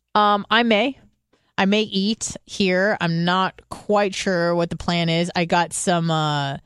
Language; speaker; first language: English; early bilingual, other home language; Hebrew